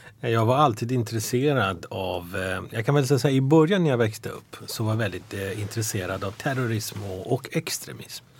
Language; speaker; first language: Swedish; early bilingual, other home language; Persian